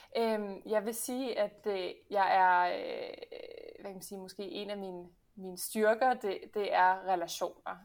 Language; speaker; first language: Danish; early bilingual, heritage; Danish